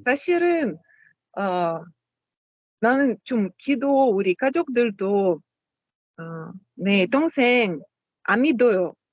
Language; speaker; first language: Korean; non-native, learner; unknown